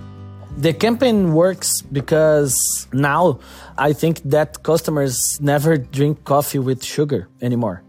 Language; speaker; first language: English; non-native, learner; Portuguese